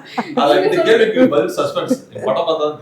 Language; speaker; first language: Tamil; native; Tamil